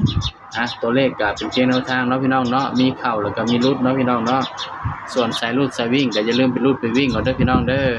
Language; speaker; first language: Thai; non-native, local second language; Northeastern Thai